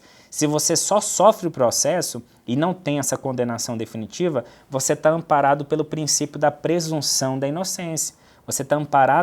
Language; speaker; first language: Portuguese; native; Portuguese